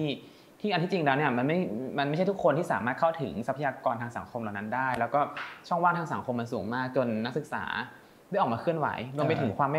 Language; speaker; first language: Thai; native; Thai